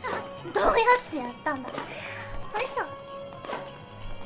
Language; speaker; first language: Japanese; native; Japanese